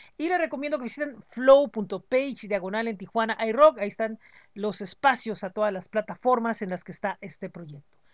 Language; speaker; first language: Spanish; native; Spanish